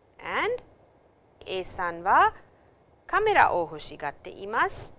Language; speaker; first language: Japanese; non-native, fluent; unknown